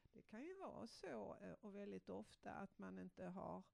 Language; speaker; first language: Swedish; native; Swedish